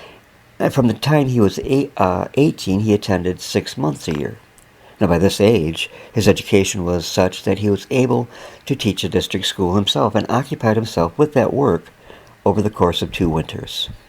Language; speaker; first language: English; native; English